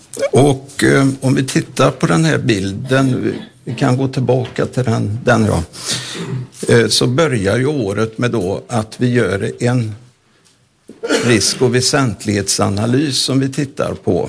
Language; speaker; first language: Swedish; native; Swedish